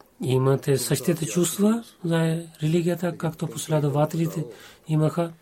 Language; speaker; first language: Bulgarian; non-native, learner; Urdu